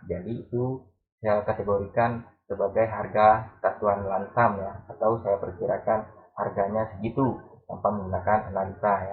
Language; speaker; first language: Indonesian; native; Indonesian